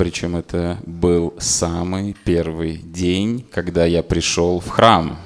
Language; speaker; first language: Russian; native; Russian